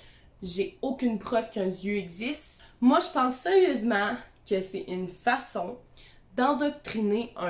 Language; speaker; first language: French; native; French